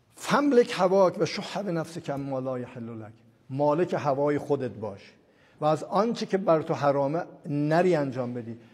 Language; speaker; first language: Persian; non-native, local second language; Azerbaijani